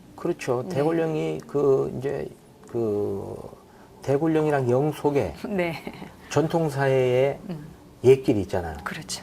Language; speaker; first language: Korean; native; Korean